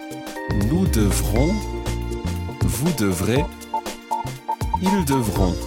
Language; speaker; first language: French; non-native, fluent; English